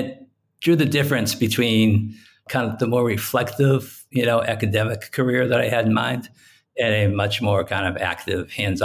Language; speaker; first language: English; native; English